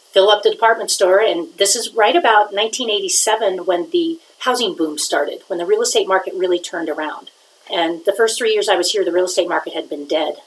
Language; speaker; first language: English; native; English